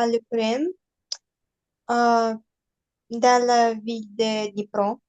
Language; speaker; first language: French; non-native, learner; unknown